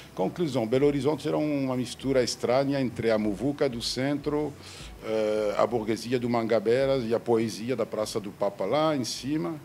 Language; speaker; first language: Portuguese; non-native, fluent; French